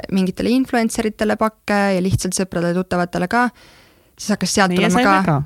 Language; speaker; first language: Estonian; native; Estonian